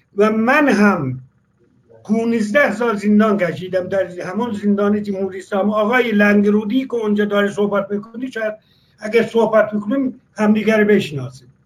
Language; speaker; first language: Persian; non-native, local second language; Azerbaijani